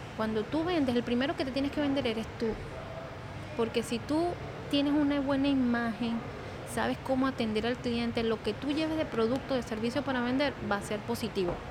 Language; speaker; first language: Spanish; native; Spanish